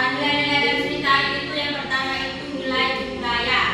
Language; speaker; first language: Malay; non-native, local second language; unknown